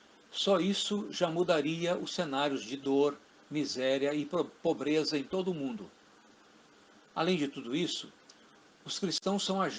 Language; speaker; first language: Portuguese; native; Portuguese